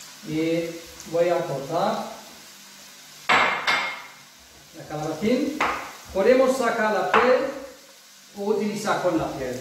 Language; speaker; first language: Spanish; non-native, fluent; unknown